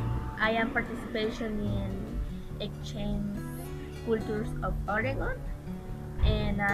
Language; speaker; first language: English; non-native, learner; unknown